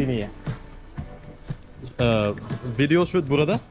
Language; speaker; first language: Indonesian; non-native, fluent; Turkish